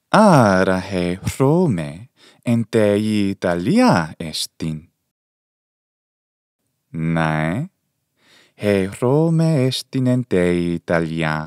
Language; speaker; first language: Greek; non-native, fluent; English